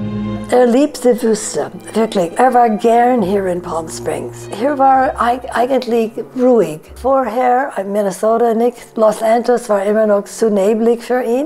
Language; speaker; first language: German; non-native, fluent; English